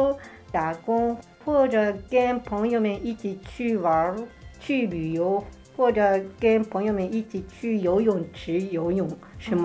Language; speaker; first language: Chinese; non-native, fluent; Japanese